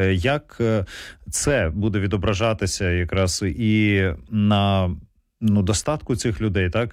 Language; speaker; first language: Ukrainian; native; Ukrainian